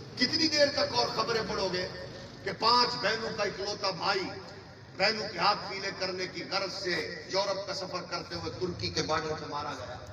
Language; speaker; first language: Urdu; non-native, local second language; Punjabi